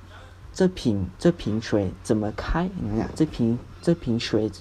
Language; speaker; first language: Chinese; non-native, fluent; Hmong